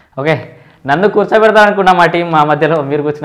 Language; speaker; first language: Telugu; native; Telugu